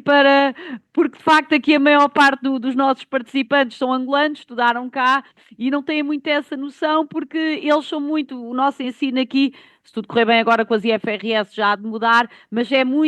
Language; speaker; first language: Portuguese; native; Portuguese